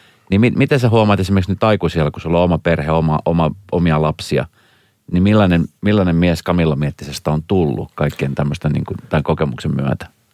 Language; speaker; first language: Finnish; native; Finnish